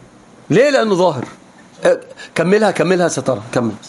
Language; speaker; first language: Arabic; native; Arabic